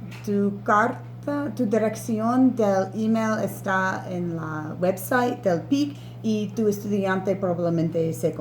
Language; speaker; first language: Spanish; non-native, learner; English